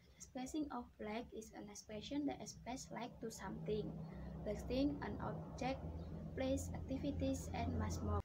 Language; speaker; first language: English; non-native, learner; Indonesian